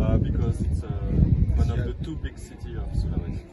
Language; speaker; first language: English; non-native, learner; French